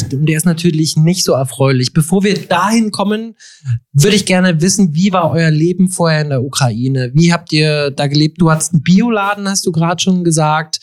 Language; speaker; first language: German; native; German